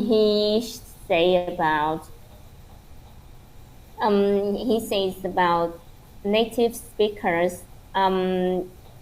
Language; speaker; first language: English; non-native, learner; Vietnamese